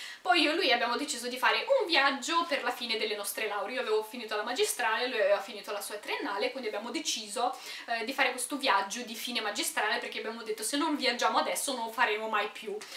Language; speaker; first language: Italian; early bilingual, other home language; Romanian